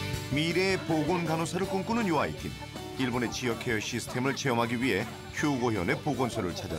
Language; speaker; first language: Korean; native; Korean